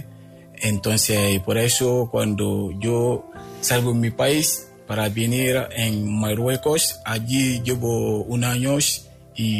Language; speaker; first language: Spanish; non-native, learner; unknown